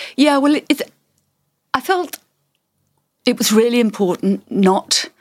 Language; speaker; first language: English; native; English